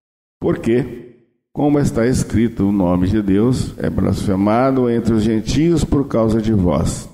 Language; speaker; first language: Portuguese; native; Portuguese